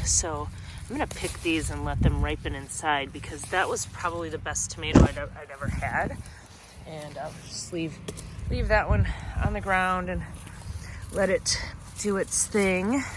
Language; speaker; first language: English; native; English